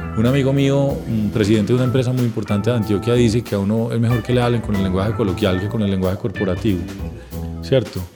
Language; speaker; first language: Spanish; native; Spanish